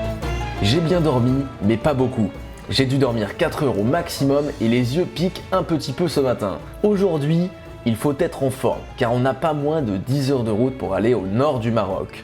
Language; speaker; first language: French; native; French